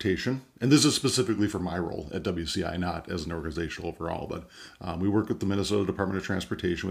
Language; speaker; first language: English; native; English